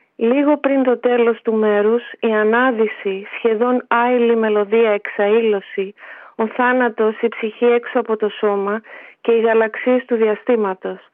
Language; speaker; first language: Greek; native; Greek